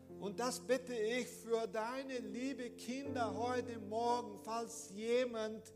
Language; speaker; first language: German; non-native, fluent; Portuguese